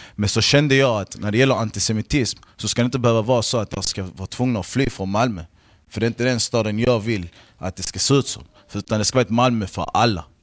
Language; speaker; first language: Swedish; early bilingual, other home language; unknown